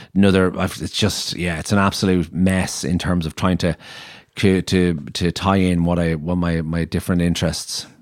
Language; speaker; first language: English; native; English